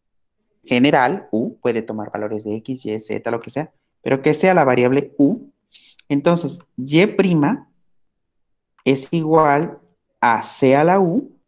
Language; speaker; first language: Spanish; native; Spanish